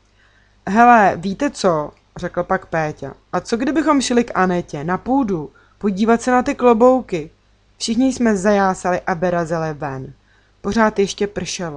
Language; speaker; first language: Czech; native; Czech